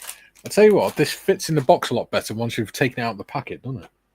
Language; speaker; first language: English; native; English